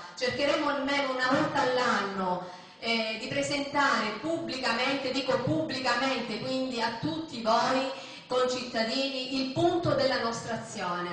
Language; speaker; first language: Italian; native; Italian